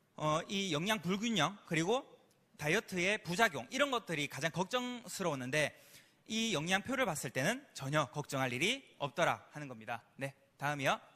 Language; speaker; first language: Korean; native; Korean